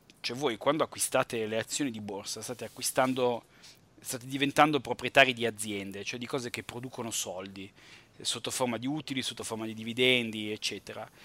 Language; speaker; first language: Italian; native; Italian